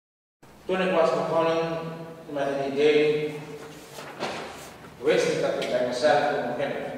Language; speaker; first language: Dutch; non-native, local second language; Papiamento